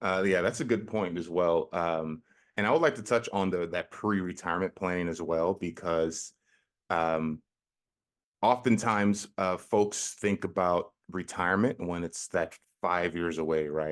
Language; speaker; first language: English; native; English